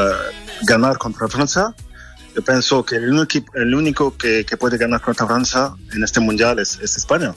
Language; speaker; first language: Spanish; non-native, fluent; French